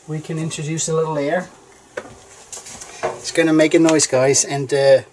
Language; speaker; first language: English; non-native, fluent; Danish